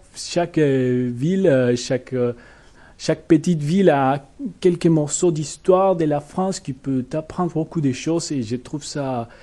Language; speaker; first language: French; non-native, fluent; Spanish